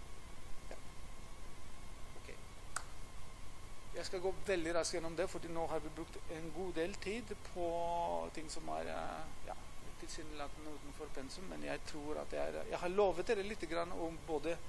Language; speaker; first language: Norwegian; non-native, fluent; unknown